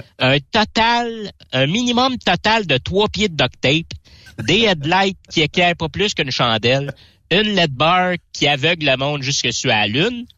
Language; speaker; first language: French; native; French